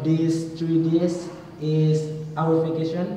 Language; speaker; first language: English; non-native, learner; Indonesian